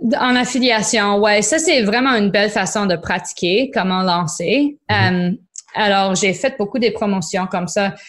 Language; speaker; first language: French; non-native, local second language; English